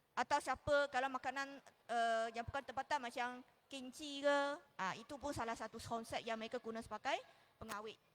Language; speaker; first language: Malay; non-native, local second language; Chinese